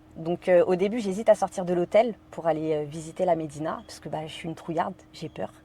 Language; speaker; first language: French; native; French